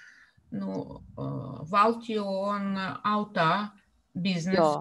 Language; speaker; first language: Finnish; non-native, learner; Russian